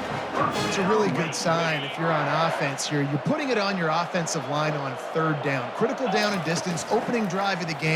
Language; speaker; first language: English; native; English